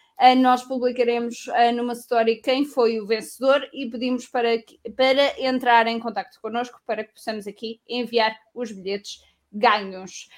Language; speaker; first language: Portuguese; native; Portuguese